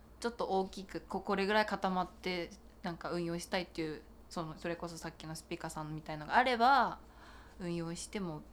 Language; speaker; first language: Japanese; native; Japanese